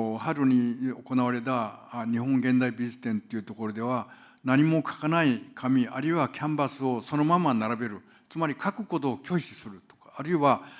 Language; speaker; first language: Japanese; non-native, fluent; Korean